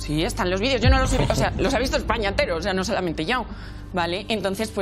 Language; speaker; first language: Spanish; native; Spanish